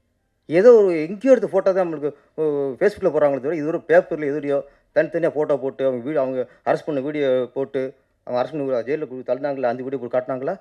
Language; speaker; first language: Tamil; native; Tamil